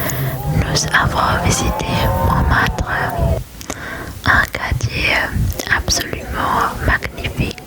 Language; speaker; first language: French; non-native, learner; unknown